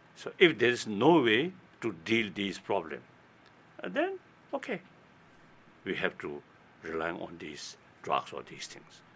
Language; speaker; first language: English; non-native, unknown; Tibetan